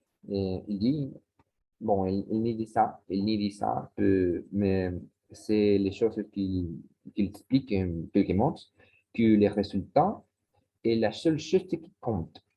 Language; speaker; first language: French; non-native, learner; Spanish